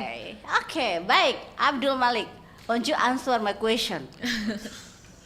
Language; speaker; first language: English; non-native, learner; Indonesian